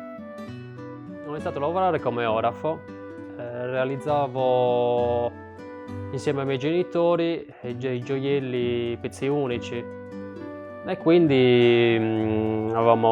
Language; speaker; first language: Italian; early bilingual, other home language; German